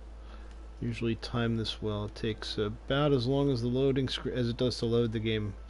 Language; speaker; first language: English; native; English